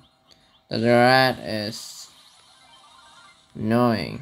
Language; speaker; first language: English; non-native, learner; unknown